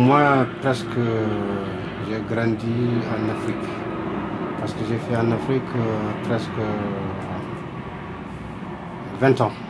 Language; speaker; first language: French; non-native, local second language; Fula